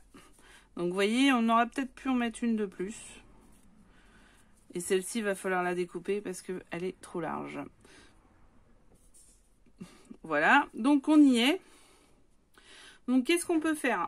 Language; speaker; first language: French; native; French